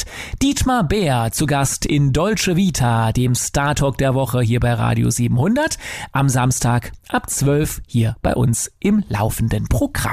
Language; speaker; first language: German; native; German